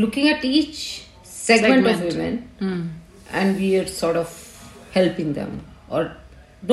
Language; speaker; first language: English; non-native, local second language; Punjabi